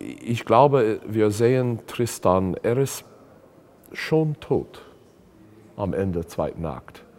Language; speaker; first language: German; non-native, learner; English